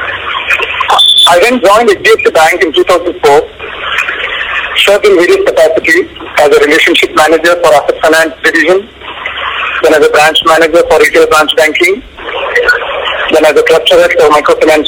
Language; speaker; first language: English; non-native, local second language; Tamil